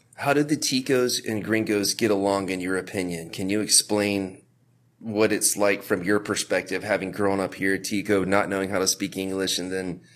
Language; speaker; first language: English; native; English